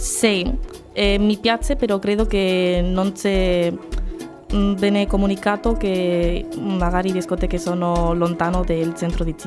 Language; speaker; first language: Italian; non-native, learner; Spanish